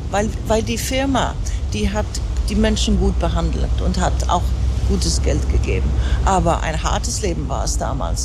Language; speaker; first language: German; non-native, fluent; Swedish